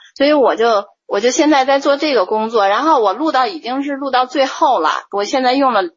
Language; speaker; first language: Chinese; native; Chinese